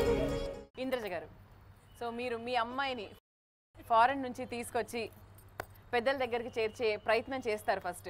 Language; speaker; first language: Telugu; native; Telugu